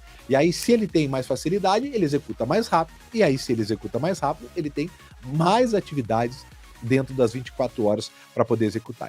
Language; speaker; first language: Portuguese; native; Portuguese